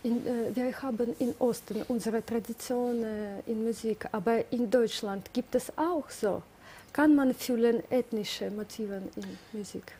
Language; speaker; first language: German; non-native, learner; Russian